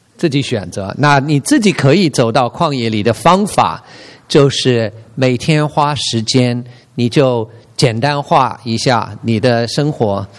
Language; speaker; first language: Chinese; non-native, fluent; English